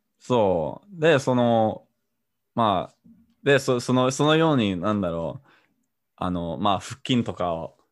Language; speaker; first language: Japanese; non-native, fluent; English